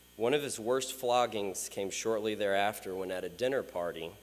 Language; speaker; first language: English; native; English